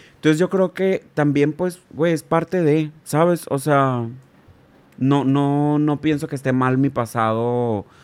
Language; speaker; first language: Spanish; native; Spanish